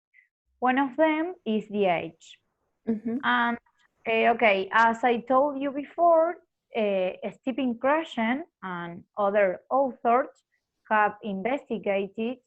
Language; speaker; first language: English; non-native, fluent; Spanish